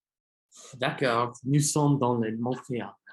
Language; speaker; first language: French; non-native, learner; English